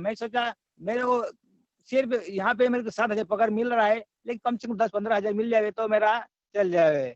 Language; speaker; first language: Hindi; non-native, local second language; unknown